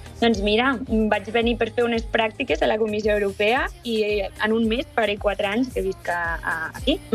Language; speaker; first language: Catalan; early bilingual, other home language; Bulgarian